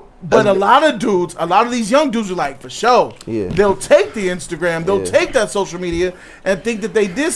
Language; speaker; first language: English; native; English